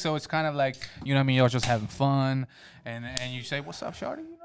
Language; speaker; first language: English; early bilingual, other home language; Spanish